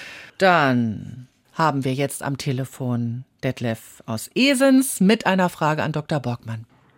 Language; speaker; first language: German; native; German